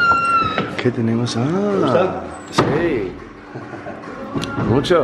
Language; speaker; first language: Spanish; non-native, learner; English